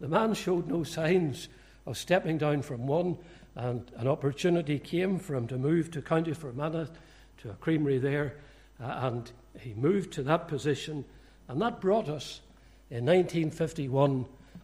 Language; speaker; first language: English; native; English